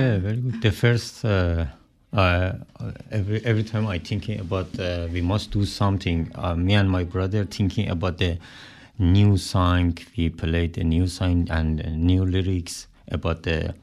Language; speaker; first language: English; non-native, learner; Persian